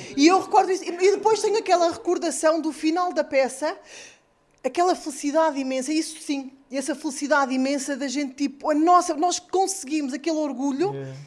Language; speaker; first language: Portuguese; native; Portuguese